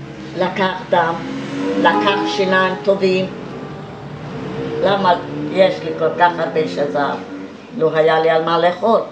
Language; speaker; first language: Hebrew; non-native, fluent; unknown